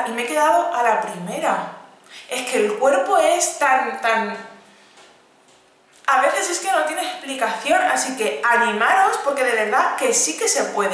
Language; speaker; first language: Spanish; native; Spanish